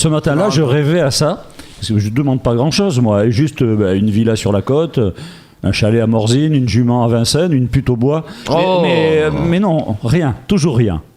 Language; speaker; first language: French; native; French